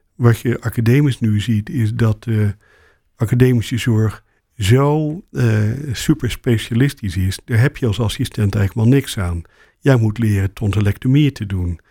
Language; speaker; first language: Dutch; native; Dutch